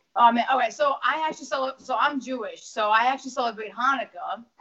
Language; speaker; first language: English; early bilingual, other home language; Russian